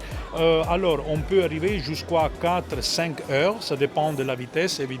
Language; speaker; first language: French; non-native, fluent; Italian